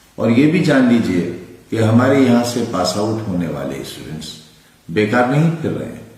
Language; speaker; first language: Urdu; native; Urdu